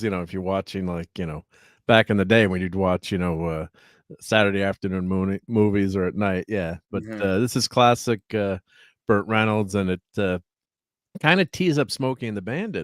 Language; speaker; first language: English; native; English